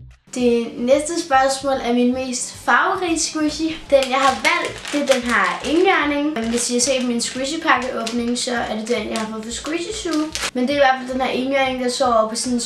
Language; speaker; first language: Danish; native; Danish